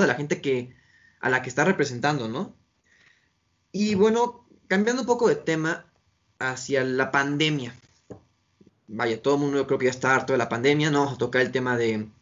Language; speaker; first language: Spanish; native; Spanish